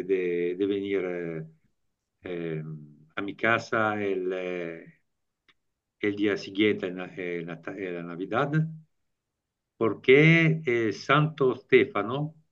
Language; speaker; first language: Spanish; non-native, learner; Italian